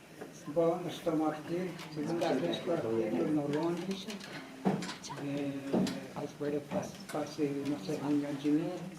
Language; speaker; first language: Portuguese; non-native, local second language; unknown